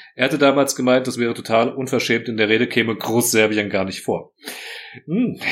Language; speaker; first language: German; early bilingual, other home language; Croatian